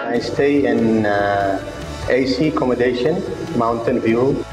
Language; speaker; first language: English; non-native, fluent; Arabic